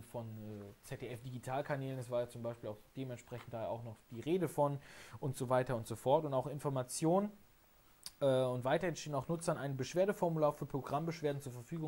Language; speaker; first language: German; native; German